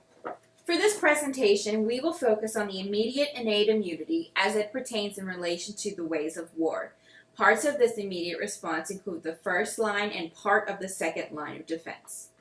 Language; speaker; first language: English; native; English